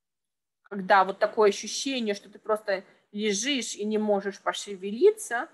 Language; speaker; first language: Russian; native; Russian